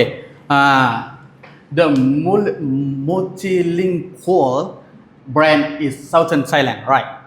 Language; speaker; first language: English; non-native, learner; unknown